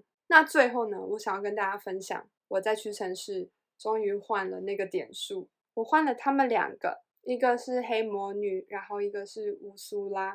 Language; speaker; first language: Chinese; native; Chinese